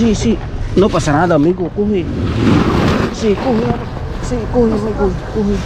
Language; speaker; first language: Spanish; non-native, learner; Filipino